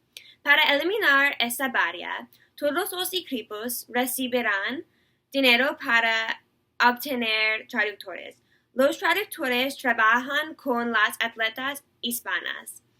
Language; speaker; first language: Spanish; non-native, learner; English